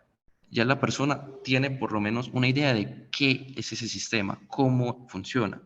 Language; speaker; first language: Spanish; native; Spanish